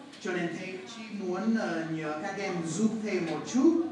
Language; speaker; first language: Vietnamese; non-native, fluent; English